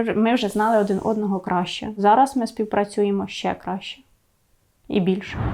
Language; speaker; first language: Ukrainian; native; Ukrainian